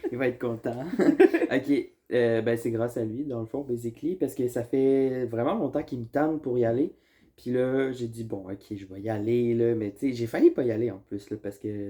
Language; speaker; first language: French; native; French